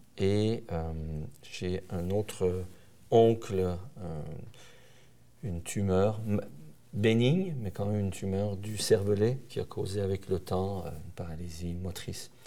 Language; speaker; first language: French; early bilingual, other home language; Persian